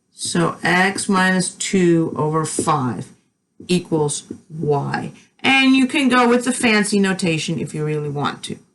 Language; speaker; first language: English; native; English